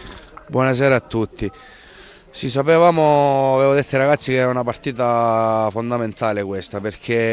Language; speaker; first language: Italian; native; Italian